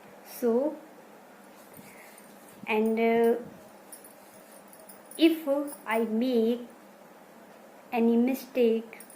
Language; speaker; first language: English; non-native, learner; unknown